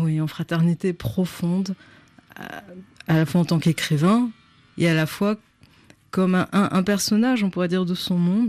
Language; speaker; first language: French; native; French